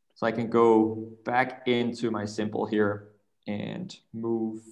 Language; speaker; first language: English; non-native, fluent; Danish